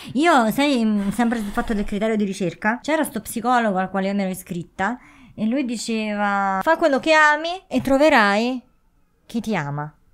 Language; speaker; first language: Italian; native; Italian